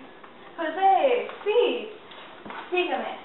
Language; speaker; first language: Spanish; non-native, learner; English